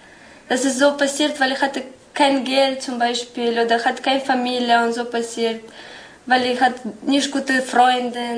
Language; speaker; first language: German; non-native, learner; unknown